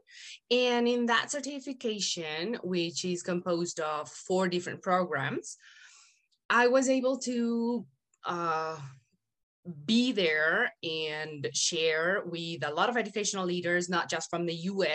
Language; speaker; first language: English; non-native, fluent; Spanish